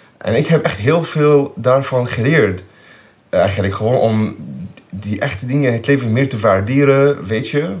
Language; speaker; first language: Dutch; non-native, fluent; Arabic